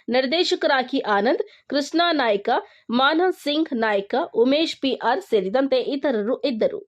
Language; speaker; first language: Kannada; native; Kannada